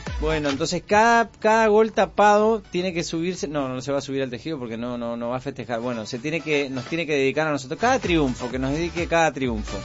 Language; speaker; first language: Spanish; native; Spanish